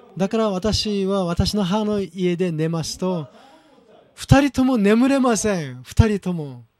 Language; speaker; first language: Japanese; non-native, fluent; Korean